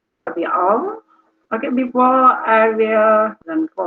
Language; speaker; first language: English; non-native, learner; Indonesian